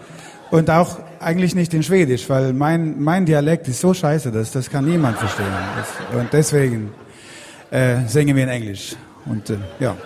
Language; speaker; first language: German; non-native, learner; Swedish